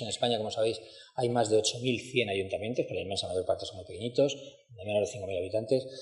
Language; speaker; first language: Spanish; native; Spanish